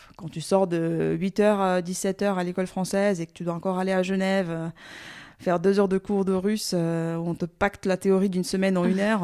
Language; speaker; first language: French; non-native, fluent; Russian